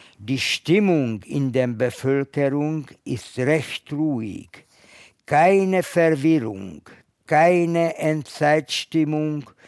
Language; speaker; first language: German; non-native, fluent; Hungarian